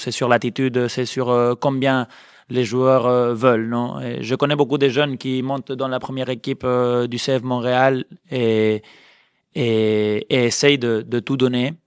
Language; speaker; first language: French; non-native, fluent; Spanish